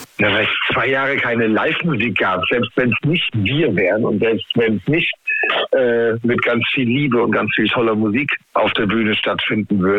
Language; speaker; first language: German; native; German